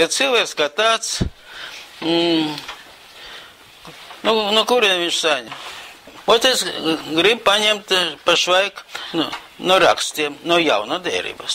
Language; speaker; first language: Latvian; non-native, local second language; Russian